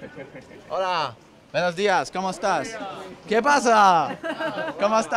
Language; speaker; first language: Spanish; non-native, learner; Polish